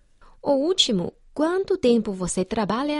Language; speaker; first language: Portuguese; non-native, fluent; Chinese